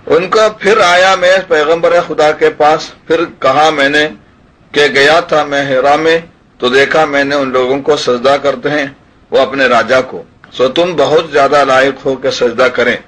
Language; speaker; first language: Hindi; non-native, local second language; Malayalam